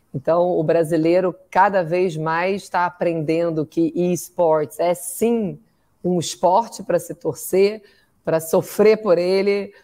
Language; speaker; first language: Portuguese; native; Portuguese